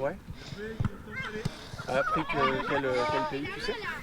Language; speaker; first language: French; native; French